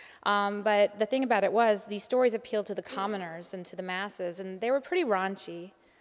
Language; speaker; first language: English; native; English